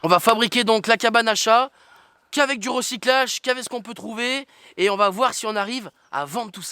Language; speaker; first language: French; native; French